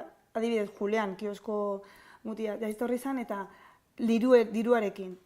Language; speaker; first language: Basque; non-native, learner; Spanish